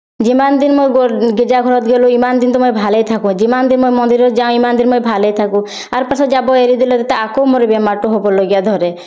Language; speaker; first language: Assamese; non-native, local second language; Bodo